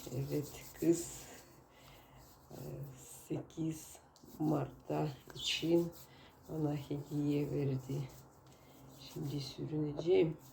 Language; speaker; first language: Turkish; non-native, learner; Russian